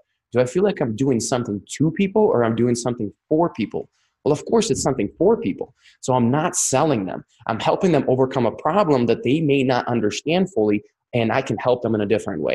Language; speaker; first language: English; non-native, fluent; Russian